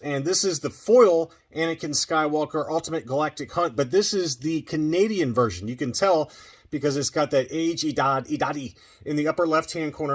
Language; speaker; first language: English; native; English